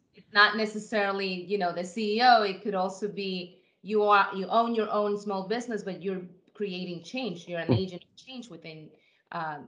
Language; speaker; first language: English; non-native, fluent; Spanish